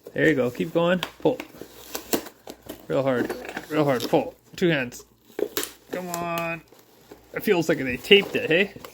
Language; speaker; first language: English; native; English